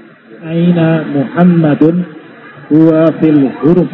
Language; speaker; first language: Arabic; non-native, learner; Indonesian